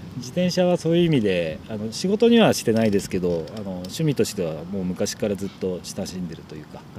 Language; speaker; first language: Japanese; native; Japanese